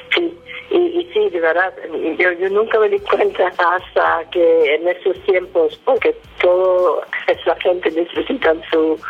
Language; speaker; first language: Spanish; non-native, fluent; Dutch